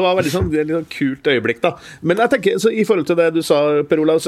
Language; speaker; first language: Norwegian; native; Norwegian